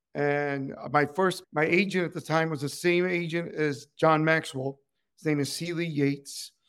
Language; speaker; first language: English; non-native, fluent; Spanish